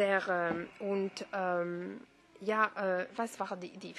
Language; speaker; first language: German; non-native, learner; French